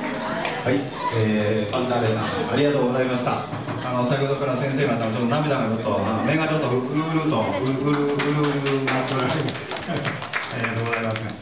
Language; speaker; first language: Japanese; native; Japanese